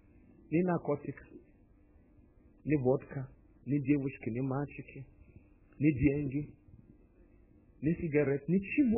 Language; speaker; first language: Russian; non-native, learner; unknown